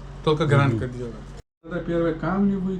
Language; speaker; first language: Russian; non-native, learner; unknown